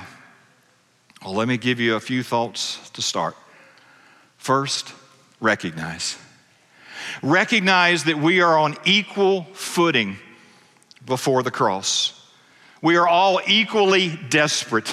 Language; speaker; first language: English; native; English